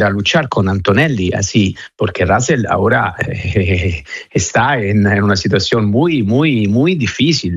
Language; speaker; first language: Spanish; non-native, fluent; Italian